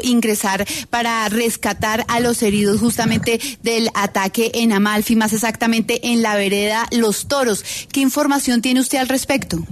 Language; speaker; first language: Spanish; native; Spanish